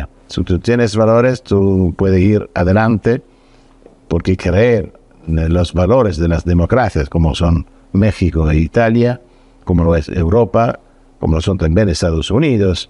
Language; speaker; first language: Spanish; non-native, fluent; Italian